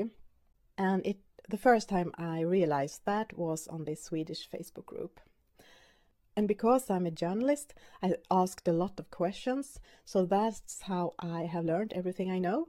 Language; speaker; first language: English; non-native, fluent; Swedish